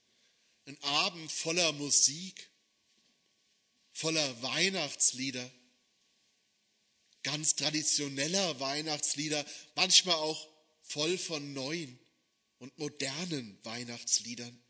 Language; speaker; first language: German; native; German